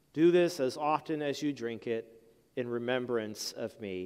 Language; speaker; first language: English; native; English